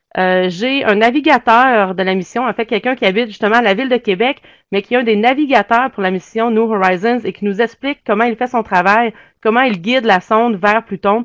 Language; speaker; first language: French; native; French